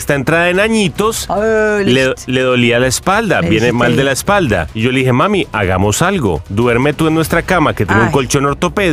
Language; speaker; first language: Spanish; native; Spanish